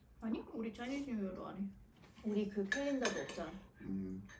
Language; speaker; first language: Korean; non-native, fluent; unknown